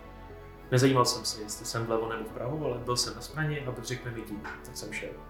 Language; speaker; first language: Czech; native; Czech